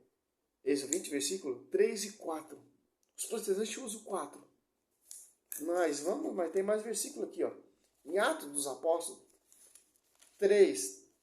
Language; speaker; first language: Portuguese; native; Portuguese